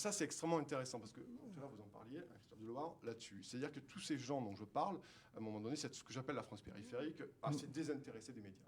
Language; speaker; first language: French; native; French